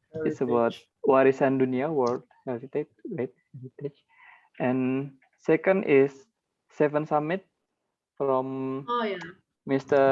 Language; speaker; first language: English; non-native, learner; Indonesian